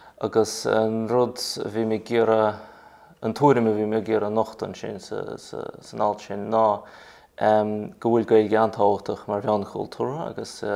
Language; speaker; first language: Irish; non-native, fluent; Russian